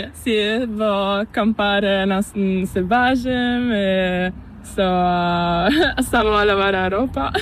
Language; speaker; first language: Spanish; non-native, learner; Portuguese